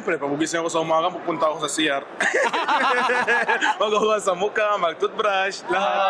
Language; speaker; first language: Filipino; early bilingual, heritage; Filipino